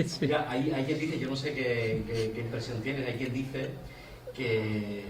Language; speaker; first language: Spanish; native; Spanish